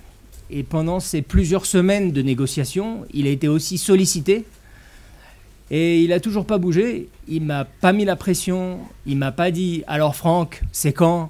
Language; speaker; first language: French; native; French